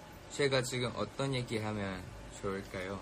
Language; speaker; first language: Korean; non-native, fluent; Thai